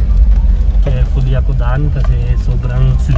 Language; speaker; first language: Filipino; non-native, learner; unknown